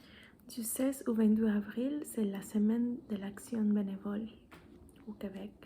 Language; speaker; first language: French; non-native, fluent; Spanish